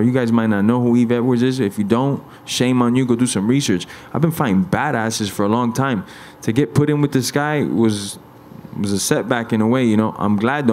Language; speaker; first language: English; early bilingual, other home language; Spanish